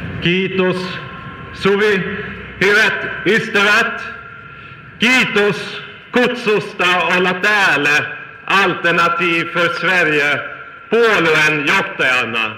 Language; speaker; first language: Finnish; non-native, fluent; Swedish